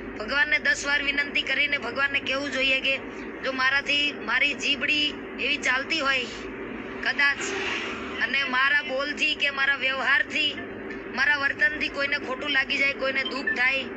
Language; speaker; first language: Gujarati; non-native, local second language; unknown